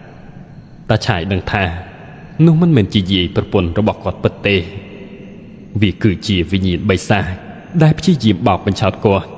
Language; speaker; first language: Khmer; native; Khmer